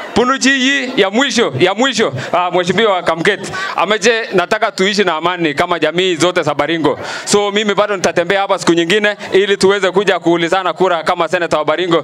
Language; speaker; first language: Swahili; non-native, local second language; Kalenjin